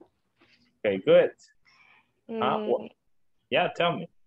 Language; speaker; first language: English; non-native, learner; Spanish